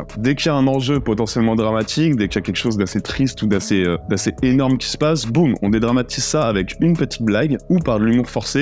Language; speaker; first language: French; native; French